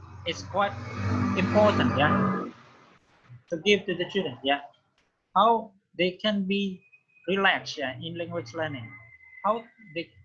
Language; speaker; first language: English; non-native, fluent; Indonesian